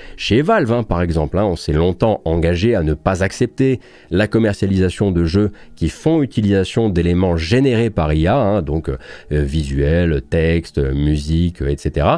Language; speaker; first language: French; native; French